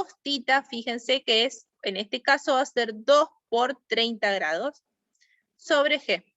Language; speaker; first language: Spanish; native; Spanish